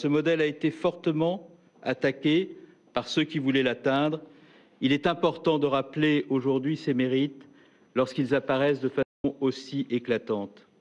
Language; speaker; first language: French; native; French